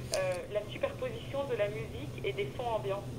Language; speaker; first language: French; native; French